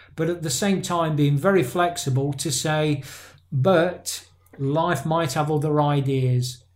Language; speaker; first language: English; native; English